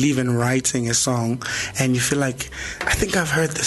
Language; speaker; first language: English; non-native, local second language; Zulu